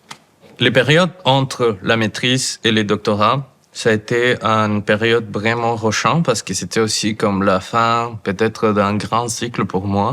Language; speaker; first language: French; non-native, fluent; Spanish